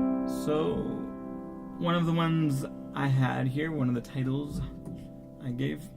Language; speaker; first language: English; native; English